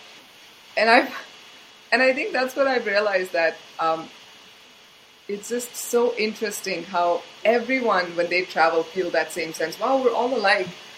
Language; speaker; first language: English; non-native, local second language; Hindi